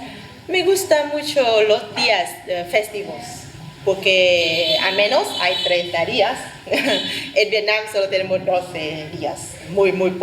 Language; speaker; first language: Spanish; non-native, fluent; Vietnamese